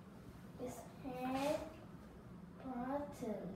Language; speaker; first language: English; non-native, learner; Vietnamese